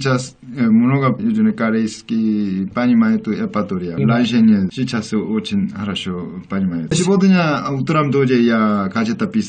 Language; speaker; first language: Russian; non-native, learner; Korean